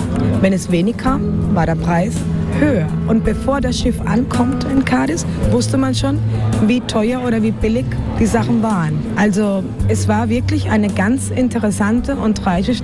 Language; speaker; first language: German; non-native, fluent; Spanish